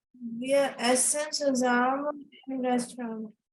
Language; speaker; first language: German; non-native, learner; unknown